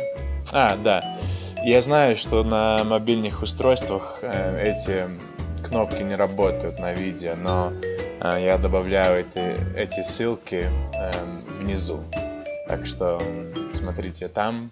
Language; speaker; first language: Russian; non-native, fluent; English